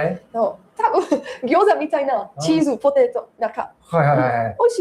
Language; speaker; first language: Japanese; non-native, learner; Slovak